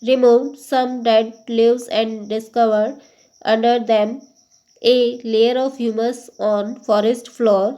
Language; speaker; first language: English; non-native, local second language; Hindi